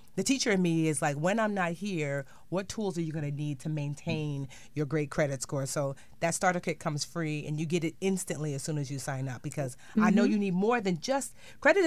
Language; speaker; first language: English; native; English